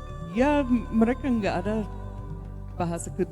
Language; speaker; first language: Indonesian; non-native, learner; English